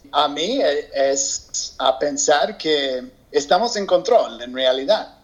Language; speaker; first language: Spanish; non-native, learner; English